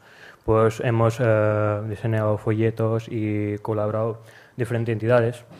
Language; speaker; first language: Spanish; non-native, learner; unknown